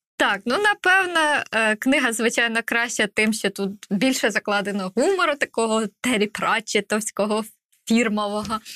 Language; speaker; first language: Ukrainian; native; Ukrainian